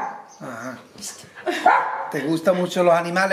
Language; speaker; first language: Spanish; native; Spanish